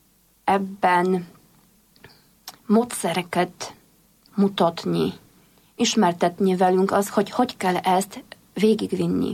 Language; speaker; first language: Hungarian; non-native, fluent; Polish